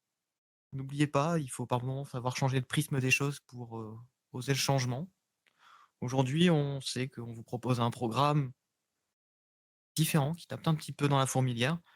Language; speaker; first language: French; native; French